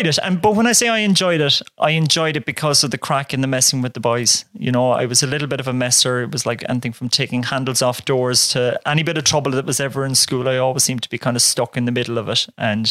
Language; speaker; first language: English; native; English